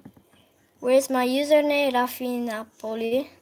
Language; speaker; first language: English; non-native, learner; Italian